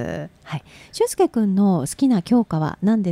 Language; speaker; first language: Japanese; native; Japanese